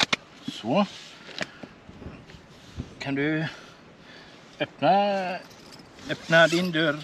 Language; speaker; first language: Swedish; native; Swedish